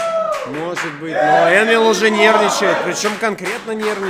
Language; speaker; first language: Russian; native; Russian